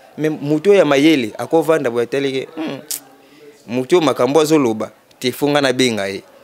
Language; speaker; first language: Lingala; non-native, local second language; Kongo